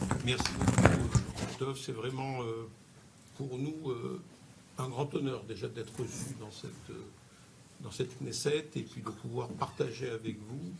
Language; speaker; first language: French; native; French